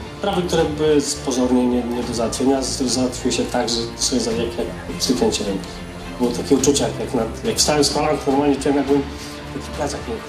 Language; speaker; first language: Polish; native; Polish